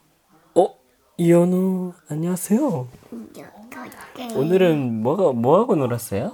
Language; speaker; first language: Korean; native; Korean